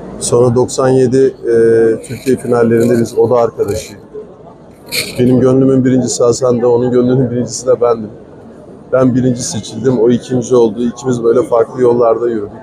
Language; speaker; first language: Turkish; native; Turkish